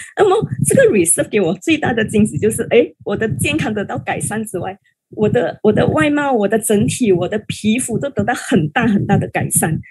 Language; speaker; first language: Chinese; native; Chinese